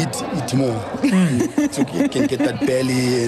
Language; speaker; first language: English; non-native, local second language; Xhosa